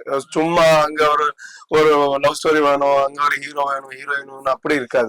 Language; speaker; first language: Tamil; non-native, learner; Tulu